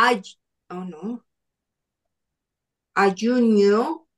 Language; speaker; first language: Italian; non-native, learner; Spanish